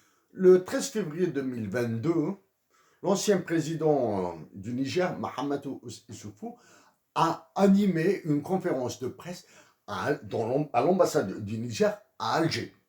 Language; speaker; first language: French; native; French